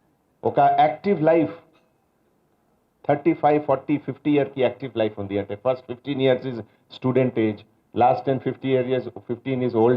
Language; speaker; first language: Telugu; non-native, learner; Hindi